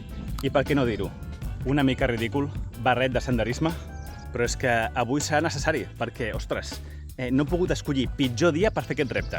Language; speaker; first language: Catalan; native; Catalan